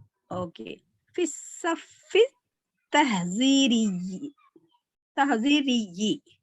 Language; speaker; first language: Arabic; non-native, learner; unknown